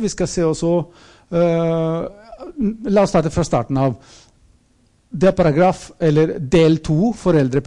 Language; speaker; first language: Norwegian; non-native, fluent; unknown